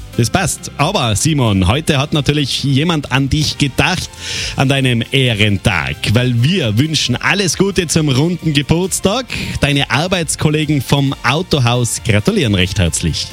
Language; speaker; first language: German; native; German